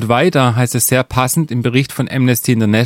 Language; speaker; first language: German; native; German